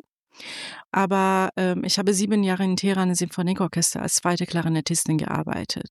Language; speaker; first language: German; non-native, fluent; Persian